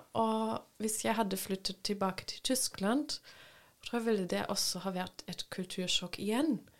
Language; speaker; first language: Norwegian; non-native, fluent; German